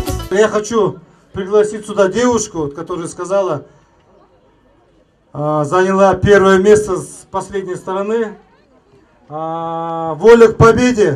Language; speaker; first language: Russian; non-native, local second language; Kyrgyz